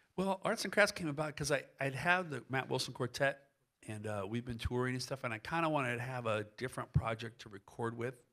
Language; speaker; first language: English; native; English